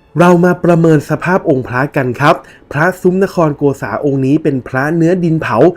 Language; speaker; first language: Thai; native; Thai